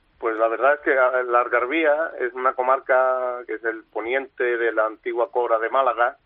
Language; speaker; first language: Spanish; native; Spanish